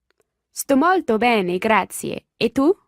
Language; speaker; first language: Italian; non-native, learner; English